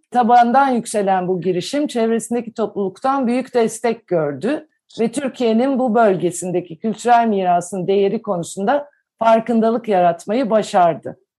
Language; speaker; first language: Turkish; native; Turkish